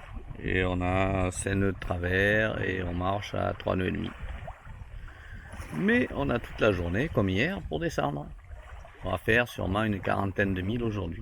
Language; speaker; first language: French; native; French